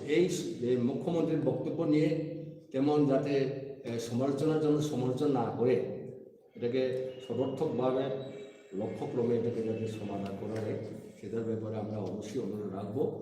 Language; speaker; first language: Bangla; non-native, local second language; Kok Borok